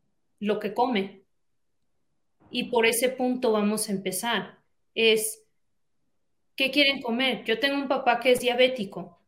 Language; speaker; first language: Spanish; early bilingual, heritage; Spanish